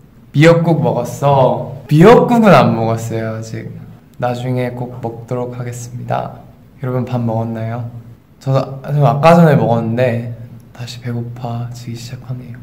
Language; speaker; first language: Korean; early bilingual, other home language; English